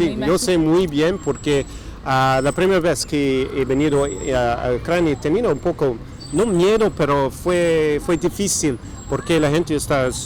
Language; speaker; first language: Spanish; non-native, fluent; English